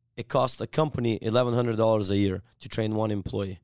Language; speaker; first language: English; non-native, fluent; Bulgarian